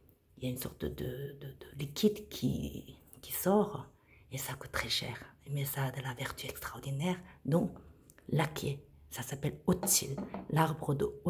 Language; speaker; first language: French; non-native, fluent; Korean